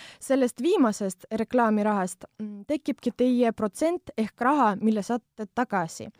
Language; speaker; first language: Estonian; non-native, local second language; Russian